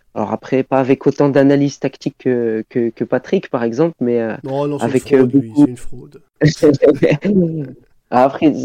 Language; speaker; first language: French; native; French